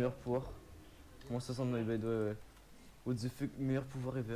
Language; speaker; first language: French; native; French